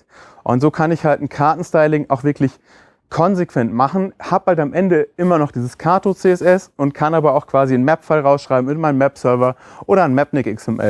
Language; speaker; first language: German; native; German